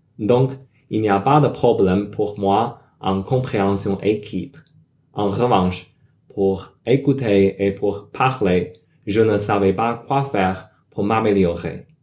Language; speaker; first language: French; non-native, learner; Chinese